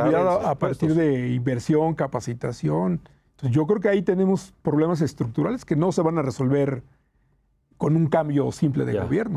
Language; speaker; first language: Spanish; native; Spanish